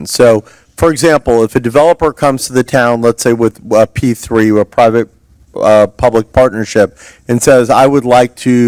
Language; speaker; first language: English; native; English